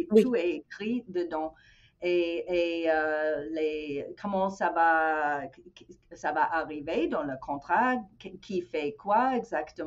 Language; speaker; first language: French; non-native, fluent; English